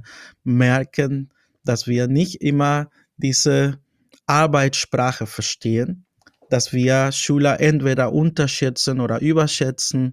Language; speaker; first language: German; non-native, fluent; Spanish